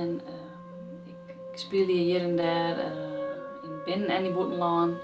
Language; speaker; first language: Dutch; non-native, local second language; Western Frisian